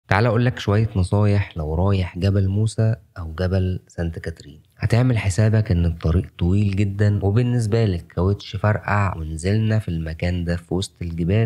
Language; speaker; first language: Arabic; native; Arabic